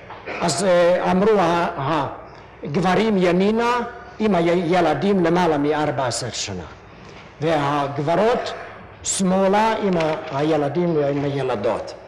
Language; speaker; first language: Hebrew; non-native, fluent; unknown